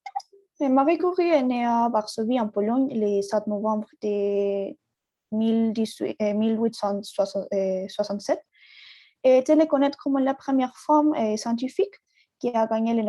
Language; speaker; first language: French; non-native, learner; Spanish